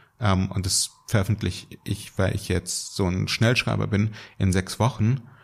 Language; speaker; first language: German; early bilingual, other home language; Russian